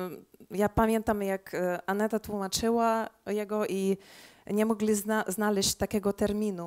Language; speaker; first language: Polish; early bilingual, heritage; Polish